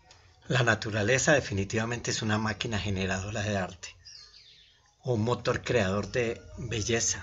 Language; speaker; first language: Spanish; native; Spanish